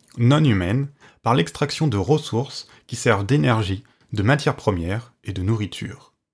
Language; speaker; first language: French; native; French